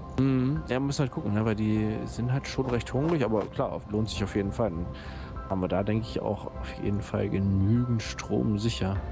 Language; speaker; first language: German; native; German